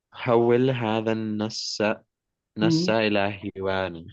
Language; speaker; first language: Arabic; non-native, learner; Urdu